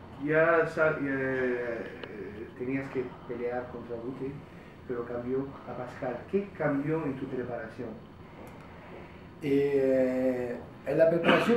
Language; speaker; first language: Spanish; non-native, fluent; French